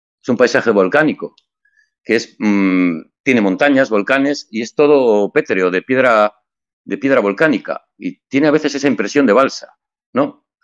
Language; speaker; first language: Spanish; native; Spanish